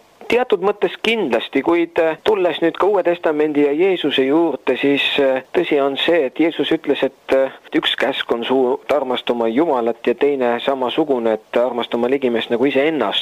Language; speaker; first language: Estonian; native; Estonian